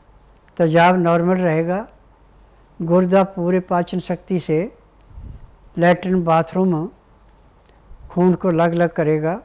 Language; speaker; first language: Hindi; native; Hindi